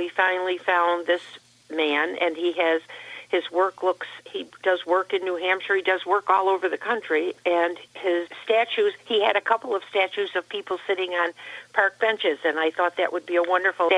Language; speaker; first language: English; native; English